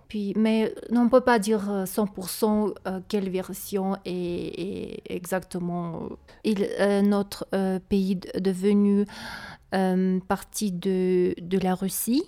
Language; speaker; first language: French; non-native, learner; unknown